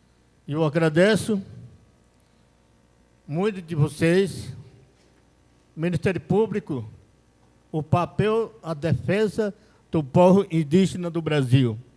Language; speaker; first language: Portuguese; non-native, local second language; Yanomámi